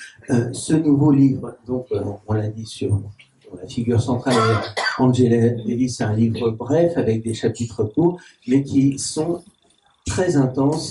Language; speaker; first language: French; native; French